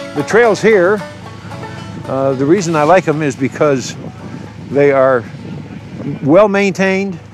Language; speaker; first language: English; native; English